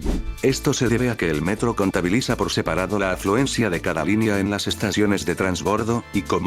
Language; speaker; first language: Spanish; native; Spanish